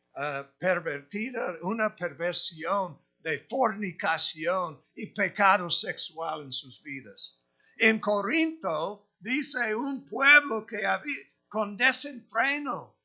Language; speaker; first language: Spanish; non-native, fluent; English